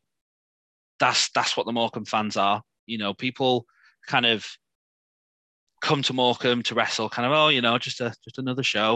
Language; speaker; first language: English; native; English